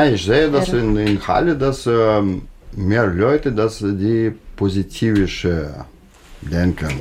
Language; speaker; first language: German; non-native, learner; Russian